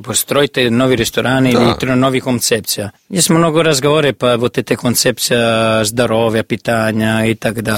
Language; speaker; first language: Russian; non-native, learner; Italian